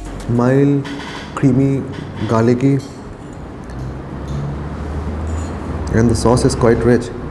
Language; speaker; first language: English; non-native, local second language; Urdu